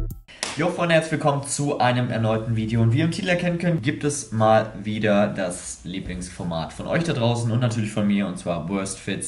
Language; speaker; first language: German; native; German